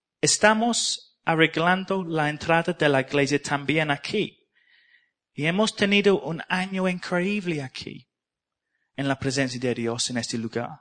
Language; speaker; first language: Spanish; non-native, learner; English